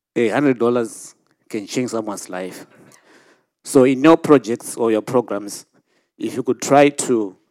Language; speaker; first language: English; non-native, local second language; Shona